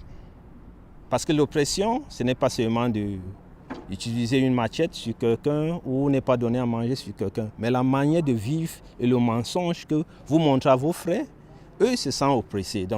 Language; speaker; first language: French; non-native, local second language; Wolof